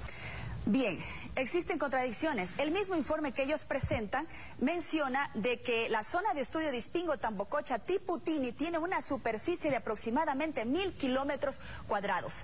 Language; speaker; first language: Spanish; native; Spanish